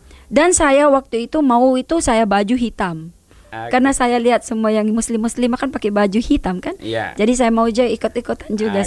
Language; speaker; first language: Indonesian; non-native, fluent; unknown